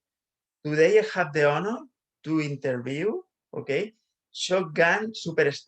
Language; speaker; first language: English; non-native, learner; Spanish